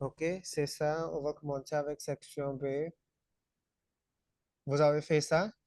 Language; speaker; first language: French; non-native, fluent; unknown